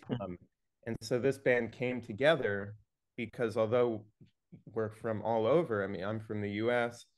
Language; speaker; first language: English; native; English